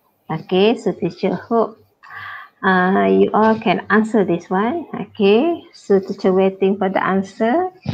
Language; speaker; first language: English; non-native, local second language; Malay